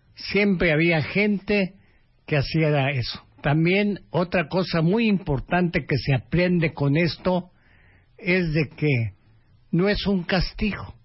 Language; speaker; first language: Spanish; early bilingual, other home language; Japanese